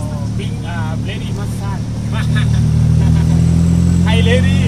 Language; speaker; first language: English; non-native, learner; Thai